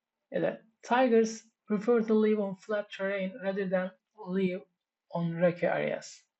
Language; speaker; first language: English; non-native, fluent; Turkish